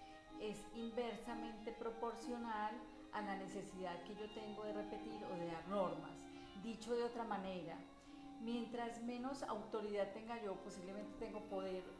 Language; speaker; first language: Spanish; native; Spanish